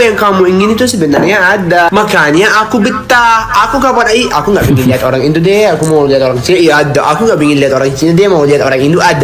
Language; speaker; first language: Indonesian; non-native, fluent; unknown